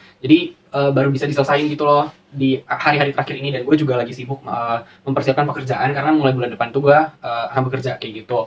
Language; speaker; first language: Indonesian; native; Indonesian